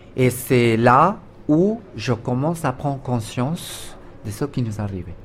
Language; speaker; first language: French; non-native, fluent; Spanish